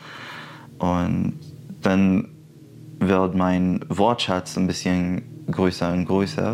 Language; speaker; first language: German; non-native, fluent; Arabic